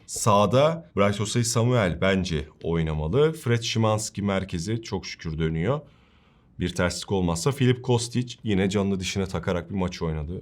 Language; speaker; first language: Turkish; native; Turkish